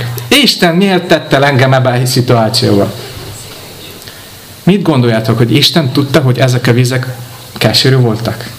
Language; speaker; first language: Hungarian; non-native, fluent; English